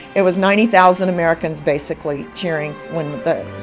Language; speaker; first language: English; native; English